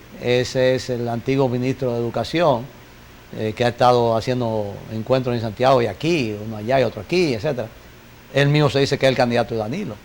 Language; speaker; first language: Spanish; native; Spanish